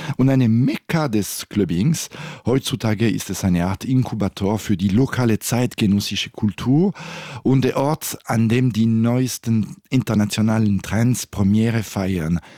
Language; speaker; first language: German; non-native, local second language; French